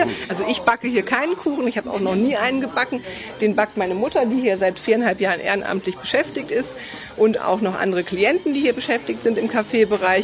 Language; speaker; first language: German; native; German